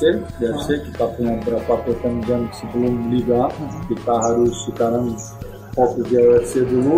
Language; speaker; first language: Indonesian; non-native, fluent; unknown